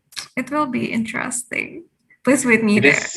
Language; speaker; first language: English; non-native, fluent; Indonesian